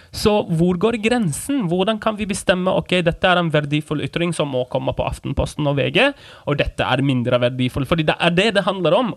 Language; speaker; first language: Norwegian; non-native, fluent; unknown